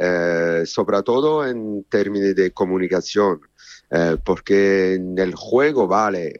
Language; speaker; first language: Spanish; non-native, fluent; Italian